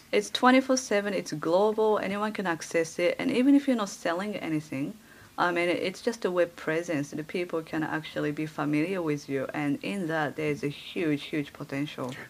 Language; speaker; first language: English; early bilingual, other home language; Japanese